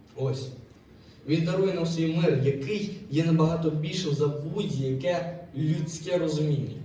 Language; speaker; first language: Ukrainian; native; Ukrainian